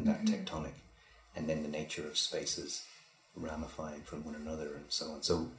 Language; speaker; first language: English; native; English